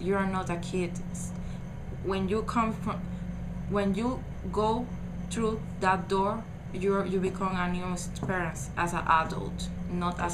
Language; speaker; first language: English; non-native, learner; Spanish